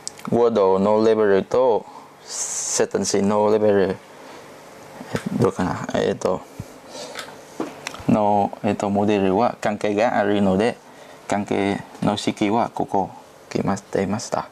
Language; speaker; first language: Japanese; non-native, learner; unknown